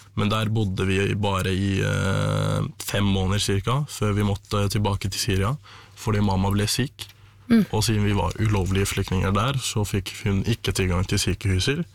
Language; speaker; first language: Norwegian; non-native, fluent; Arabic